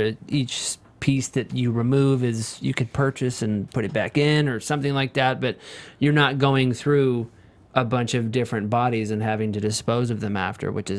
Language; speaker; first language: English; native; English